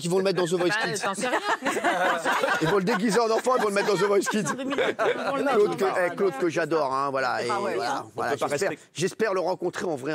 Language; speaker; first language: French; native; French